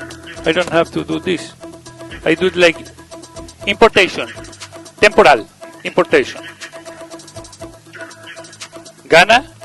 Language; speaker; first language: English; non-native, learner; Spanish